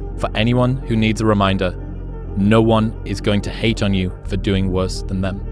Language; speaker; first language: English; native; English